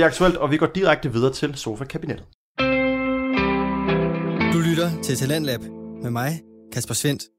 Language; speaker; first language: Danish; native; Danish